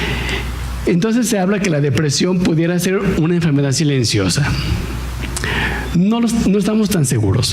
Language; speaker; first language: Spanish; native; Spanish